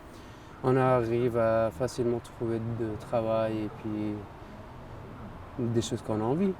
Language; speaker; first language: French; non-native, fluent; Persian